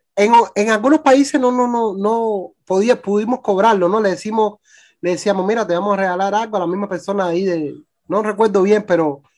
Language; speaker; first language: Spanish; native; Spanish